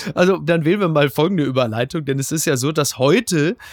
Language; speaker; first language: German; native; German